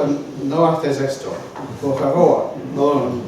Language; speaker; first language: Spanish; non-native, fluent; English